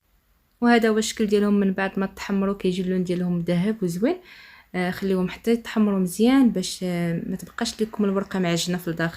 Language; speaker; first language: Arabic; native; Arabic